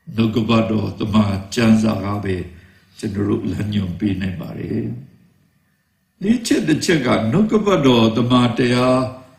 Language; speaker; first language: Burmese; non-native, local second language; Kachin